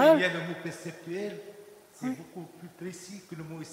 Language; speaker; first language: French; non-native, local second language; Arabic